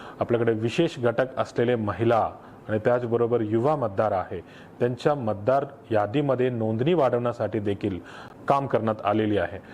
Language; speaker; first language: Marathi; non-native, local second language; Tamil